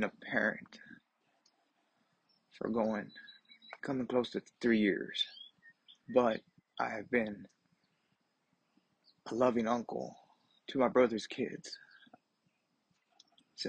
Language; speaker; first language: English; native; English